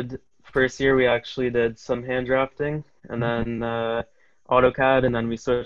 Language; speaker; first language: English; native; English